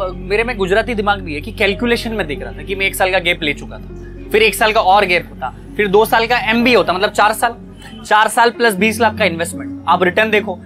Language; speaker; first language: Hindi; native; Hindi